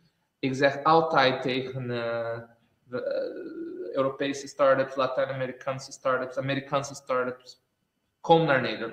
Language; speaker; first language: Dutch; non-native, fluent; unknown